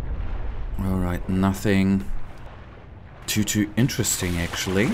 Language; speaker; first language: English; non-native, fluent; German